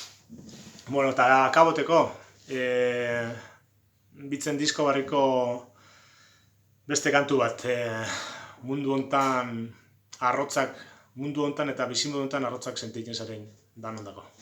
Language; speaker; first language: Basque; native; Basque